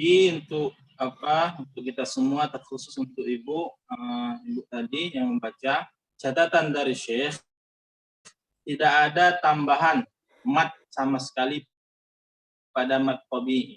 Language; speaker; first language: Indonesian; native; Indonesian